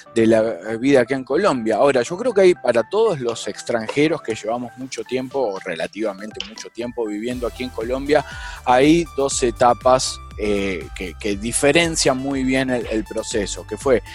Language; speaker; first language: Spanish; native; Spanish